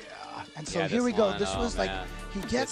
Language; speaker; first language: English; native; English